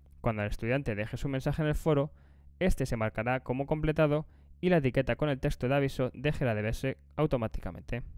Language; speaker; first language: Spanish; native; Spanish